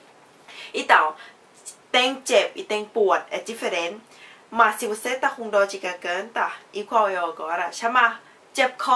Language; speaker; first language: Portuguese; non-native, fluent; Thai